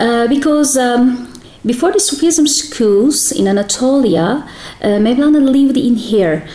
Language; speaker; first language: English; non-native, fluent; Turkish